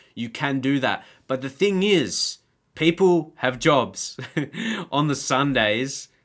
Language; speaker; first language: English; native; English